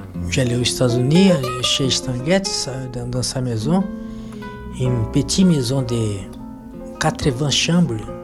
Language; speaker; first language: French; non-native, learner; Portuguese